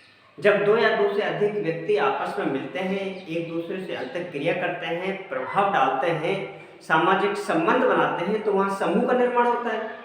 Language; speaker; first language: Hindi; native; Hindi